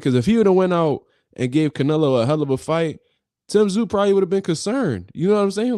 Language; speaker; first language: English; native; English